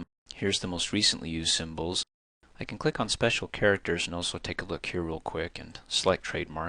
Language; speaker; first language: English; native; English